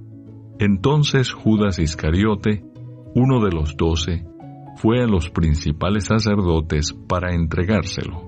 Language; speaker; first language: Spanish; native; Spanish